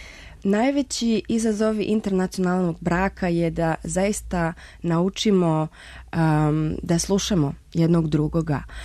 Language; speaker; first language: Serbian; non-native, fluent; Spanish